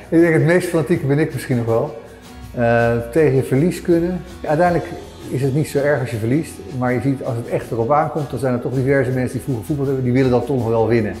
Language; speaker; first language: Dutch; native; Dutch